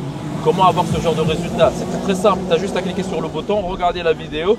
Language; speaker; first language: French; native; French